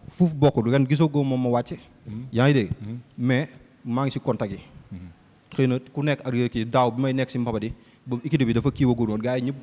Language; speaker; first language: Wolof; native; Wolof